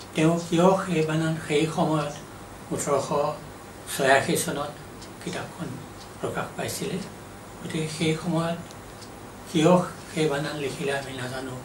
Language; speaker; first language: Assamese; non-native, local second language; Mising